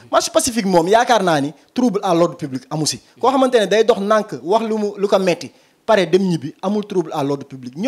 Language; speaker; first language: French; non-native, local second language; Wolof